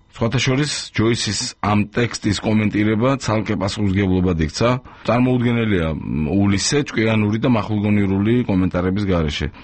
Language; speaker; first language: Georgian; native; Georgian